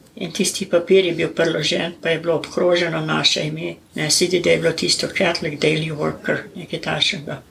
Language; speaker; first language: Slovenian; native; Slovenian